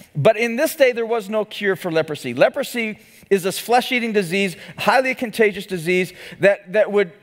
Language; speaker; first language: English; native; English